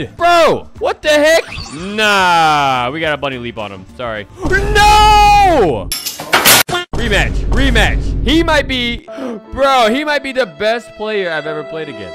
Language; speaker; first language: English; native; English